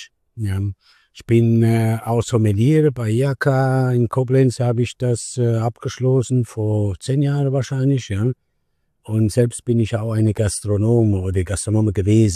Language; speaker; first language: German; non-native, learner; Italian